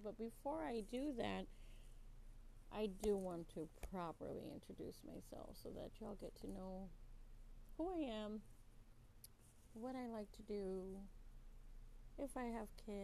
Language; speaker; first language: English; native; English